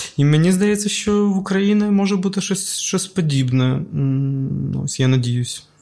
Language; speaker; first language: Ukrainian; native; Ukrainian